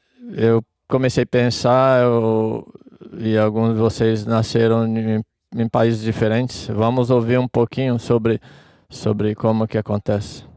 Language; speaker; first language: Portuguese; non-native, fluent; English